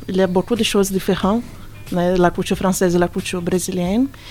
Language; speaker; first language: French; non-native, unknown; Portuguese